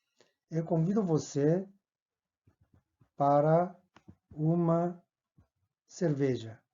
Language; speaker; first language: Portuguese; non-native, fluent; Korean